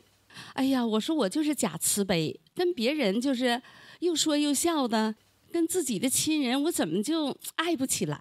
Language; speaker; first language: Chinese; native; Chinese